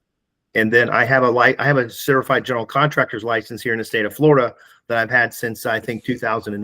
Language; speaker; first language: English; native; English